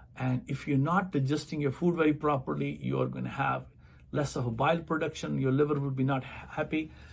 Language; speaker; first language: English; non-native, local second language; Punjabi